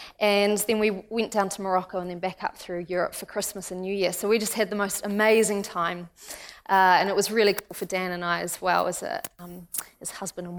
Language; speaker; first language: English; native; English